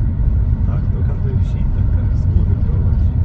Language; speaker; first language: Polish; native; Polish